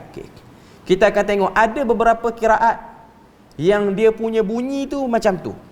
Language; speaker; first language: Malay; native; Malay